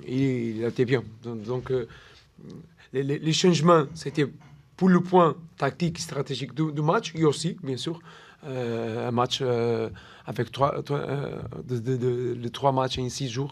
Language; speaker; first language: French; non-native, learner; Portuguese